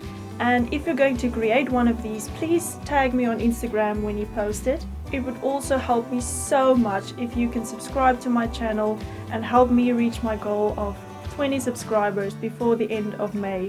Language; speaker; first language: English; native; English